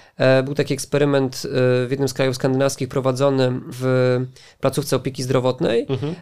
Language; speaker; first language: Polish; native; Polish